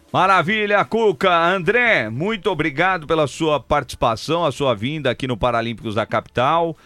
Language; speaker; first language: Portuguese; native; Portuguese